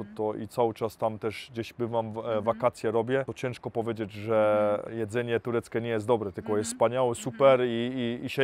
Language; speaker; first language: Polish; early bilingual, heritage; Polish